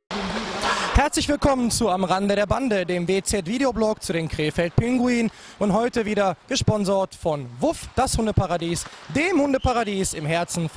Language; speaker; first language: German; native; German